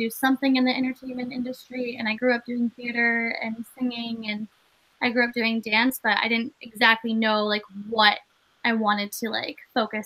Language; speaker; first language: English; native; English